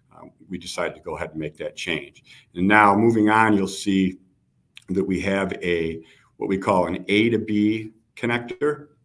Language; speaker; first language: English; native; English